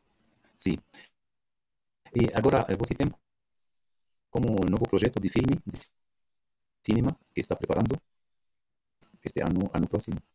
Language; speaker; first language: Portuguese; non-native, learner; Arabic